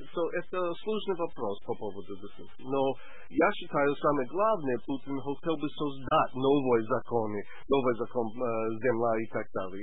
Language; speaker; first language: Russian; non-native, learner; English